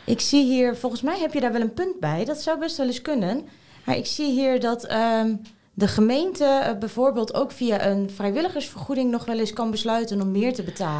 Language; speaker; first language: Dutch; native; Dutch